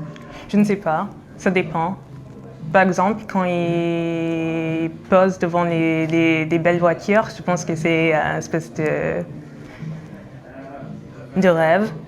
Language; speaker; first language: French; non-native, fluent; English